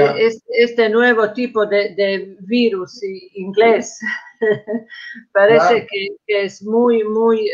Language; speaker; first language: Spanish; non-native, fluent; Croatian